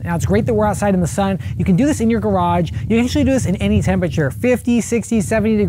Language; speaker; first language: English; native; English